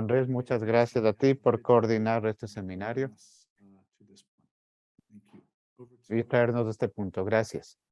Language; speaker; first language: Spanish; non-native, fluent; English